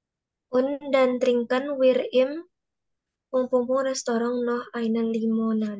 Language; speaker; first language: German; non-native, learner; Indonesian